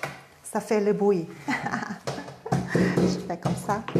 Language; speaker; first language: French; non-native, fluent; Thai